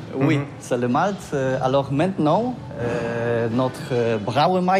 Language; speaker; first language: French; non-native, learner; Polish